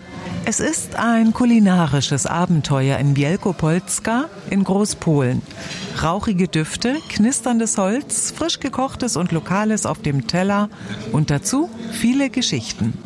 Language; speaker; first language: German; native; German